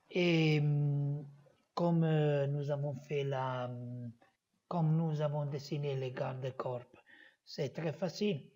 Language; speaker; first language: French; non-native, learner; Italian